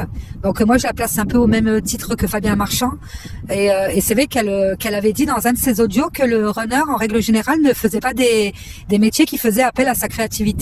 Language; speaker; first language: French; native; French